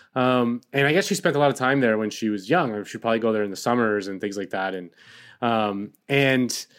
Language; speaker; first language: English; early bilingual, other home language; Spanish